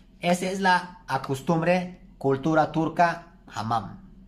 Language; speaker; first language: Spanish; non-native, learner; Turkish